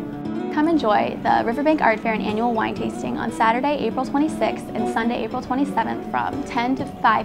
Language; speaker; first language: English; native; English